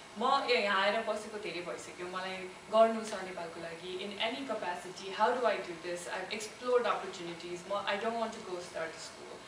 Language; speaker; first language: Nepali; native; Nepali